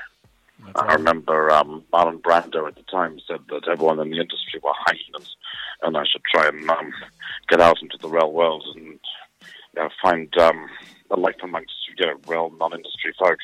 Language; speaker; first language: English; native; English